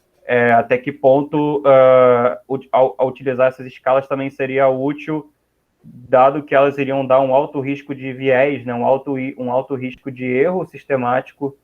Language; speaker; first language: Portuguese; native; Portuguese